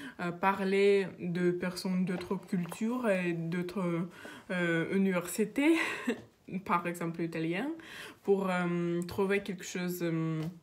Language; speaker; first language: French; non-native, learner; Russian